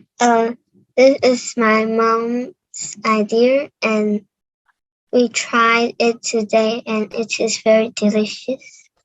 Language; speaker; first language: English; non-native, learner; Cantonese